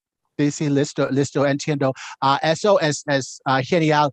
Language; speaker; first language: Spanish; non-native, learner; English